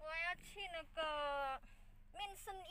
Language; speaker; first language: Chinese; non-native, learner; Indonesian